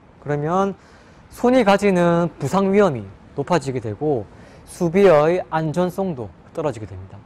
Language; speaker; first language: Korean; native; Korean